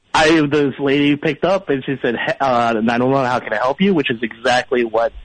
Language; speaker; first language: English; early bilingual, other home language; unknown